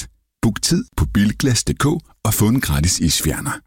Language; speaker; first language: Danish; native; Danish